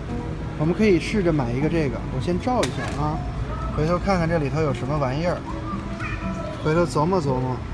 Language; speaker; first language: Chinese; native; Chinese